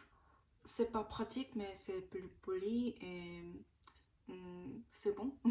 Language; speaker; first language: French; non-native, learner; Korean